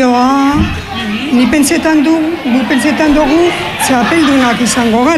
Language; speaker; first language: Basque; non-native, local second language; Spanish